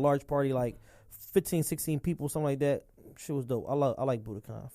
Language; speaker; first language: English; native; English